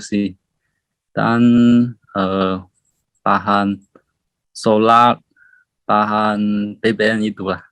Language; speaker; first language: Indonesian; non-native, learner; Chinese